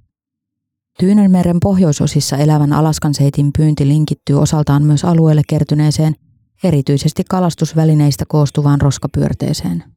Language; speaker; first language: Finnish; native; Finnish